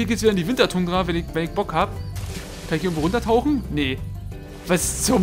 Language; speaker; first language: German; native; German